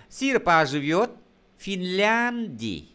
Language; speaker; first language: Russian; non-native, fluent; Vietnamese